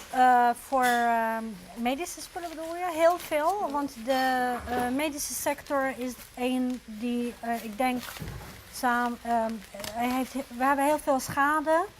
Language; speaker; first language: Dutch; non-native, fluent; Arabic